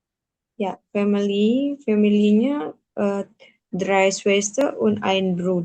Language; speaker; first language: German; non-native, learner; Indonesian